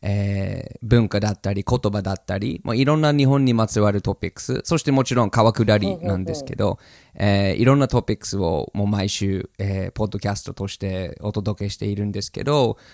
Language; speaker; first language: Japanese; non-native, fluent; English